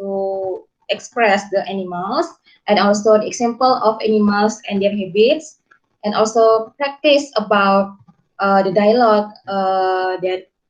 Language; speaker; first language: English; non-native, learner; Indonesian